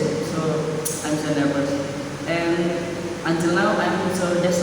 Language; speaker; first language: English; non-native, learner; Indonesian